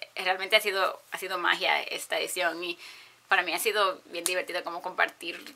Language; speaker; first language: Spanish; early bilingual, heritage; Spanish